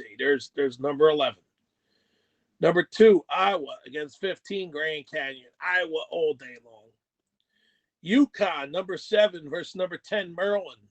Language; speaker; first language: English; native; English